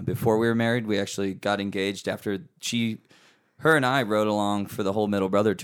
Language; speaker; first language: English; native; English